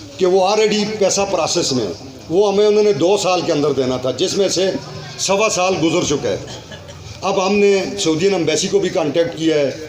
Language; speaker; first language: Urdu; non-native, local second language; Northern Hindko